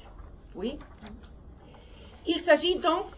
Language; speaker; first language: French; non-native, learner; German